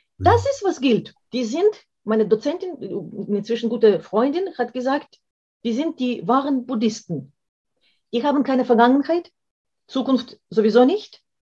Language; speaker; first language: German; non-native, fluent; Russian